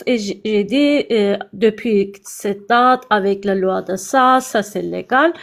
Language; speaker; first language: French; non-native, learner; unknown